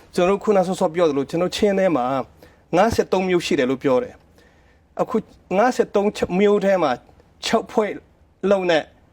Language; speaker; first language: Burmese; non-native, local second language; Hakha Chin